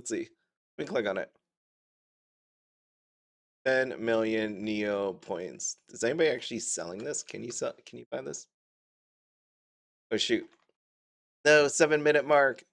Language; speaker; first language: English; native; English